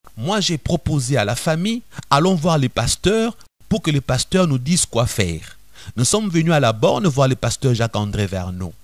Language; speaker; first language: French; non-native, local second language; Lingala